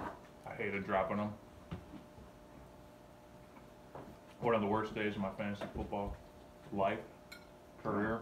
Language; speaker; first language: English; native; English